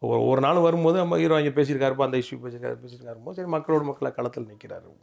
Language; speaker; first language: Tamil; native; Tamil